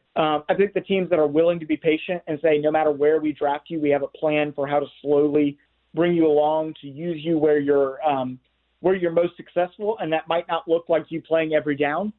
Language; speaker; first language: English; native; English